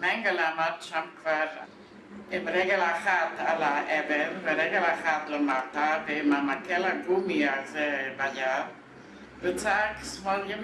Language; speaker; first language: Hebrew; non-native, fluent; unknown